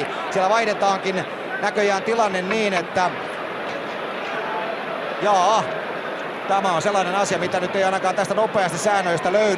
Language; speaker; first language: Finnish; native; Finnish